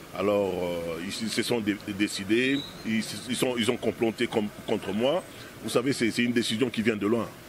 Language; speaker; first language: French; non-native, local second language; Lingala